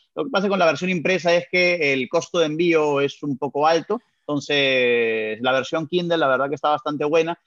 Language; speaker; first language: Spanish; native; Spanish